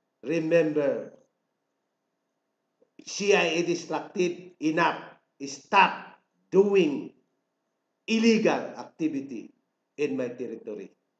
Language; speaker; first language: English; non-native, local second language; Tausug